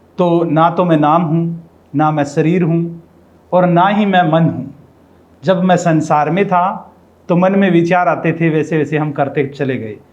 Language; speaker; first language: Hindi; non-native, local second language; Rajasthani